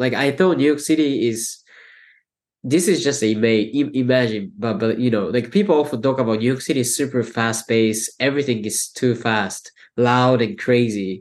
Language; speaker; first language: English; non-native, fluent; Japanese